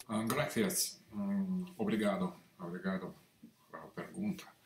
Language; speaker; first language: Portuguese; non-native, learner; Russian